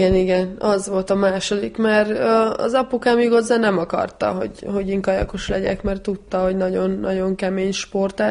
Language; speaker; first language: Hungarian; non-native, fluent; Serbian